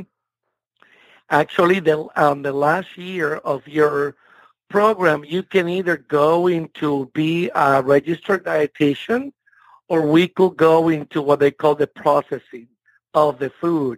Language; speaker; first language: English; non-native, fluent; Spanish